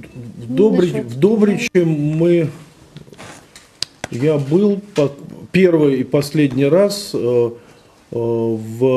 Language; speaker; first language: Russian; native; Russian